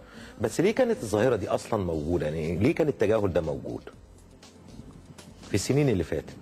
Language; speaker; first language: Arabic; native; Arabic